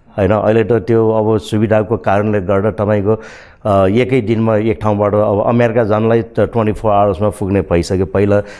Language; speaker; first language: Nepali; non-native, local second language; Newari